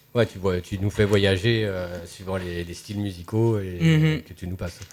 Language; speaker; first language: French; native; French